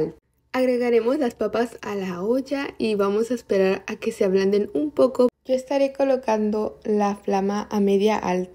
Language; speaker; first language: Spanish; native; Spanish